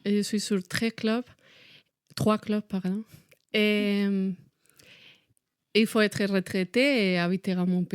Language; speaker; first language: French; non-native, fluent; Spanish